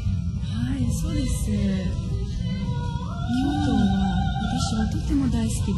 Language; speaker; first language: Japanese; non-native, learner; Ukrainian